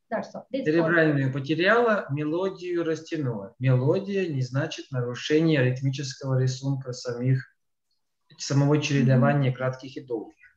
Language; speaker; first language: Russian; native; Russian